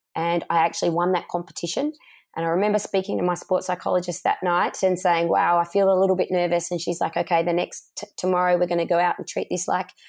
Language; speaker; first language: English; native; English